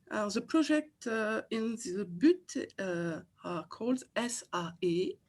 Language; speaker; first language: English; non-native, fluent; French